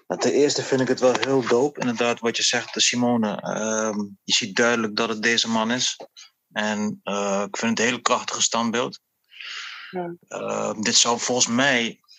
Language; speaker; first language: Dutch; native; Dutch